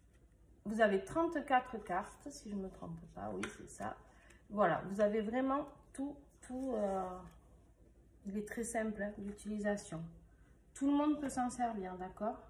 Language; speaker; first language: French; native; French